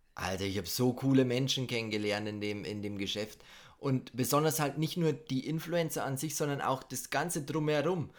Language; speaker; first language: German; native; German